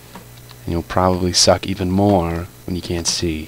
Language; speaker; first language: English; native; English